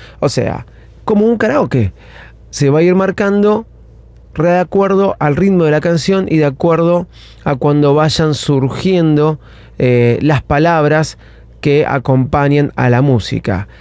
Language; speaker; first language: Spanish; native; Spanish